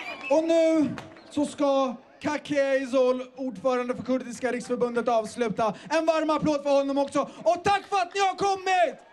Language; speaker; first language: Swedish; early bilingual, other home language; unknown